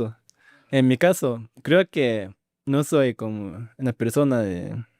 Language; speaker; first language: Spanish; non-native, learner; Japanese